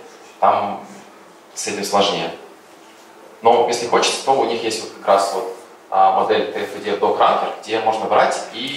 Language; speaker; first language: Russian; native; Russian